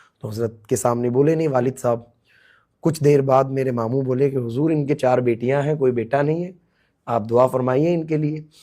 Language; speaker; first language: Urdu; native; Urdu